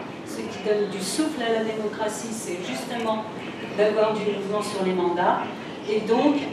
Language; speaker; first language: French; native; French